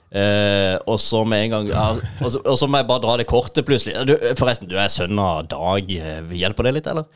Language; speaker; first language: Norwegian; native; Norwegian